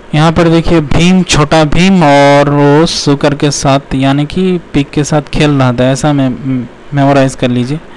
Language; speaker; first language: Hindi; non-native, local second language; Bangla